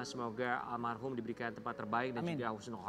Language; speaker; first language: Indonesian; native; Indonesian